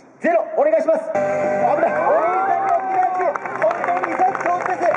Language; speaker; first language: Japanese; native; Japanese